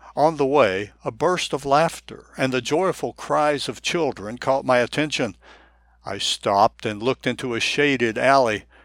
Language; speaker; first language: English; non-native, fluent; Japanese